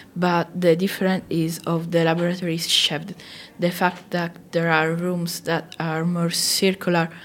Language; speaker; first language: English; non-native, learner; Italian